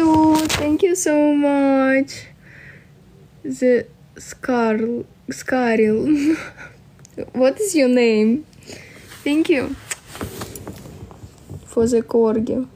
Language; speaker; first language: English; non-native, learner; Russian